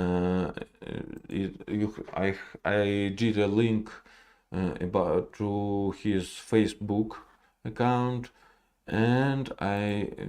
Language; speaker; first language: English; non-native, learner; Russian